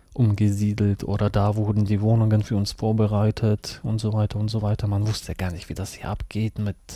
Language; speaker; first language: German; early bilingual, other home language; Russian